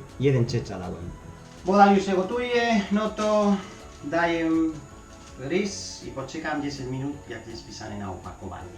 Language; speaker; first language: Polish; non-native, learner; Spanish